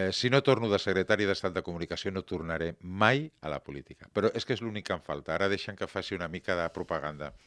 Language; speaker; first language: Catalan; non-native, local second language; Spanish